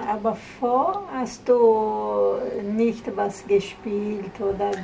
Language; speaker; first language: German; non-native, learner; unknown